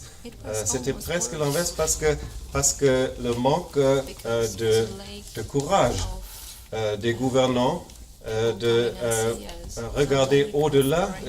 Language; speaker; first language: French; non-native, fluent; German